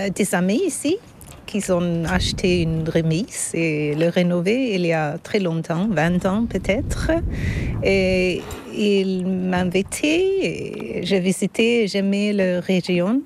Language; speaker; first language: French; non-native, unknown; Swedish